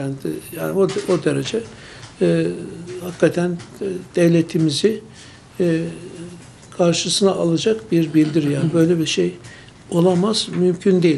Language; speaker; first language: Turkish; native; Turkish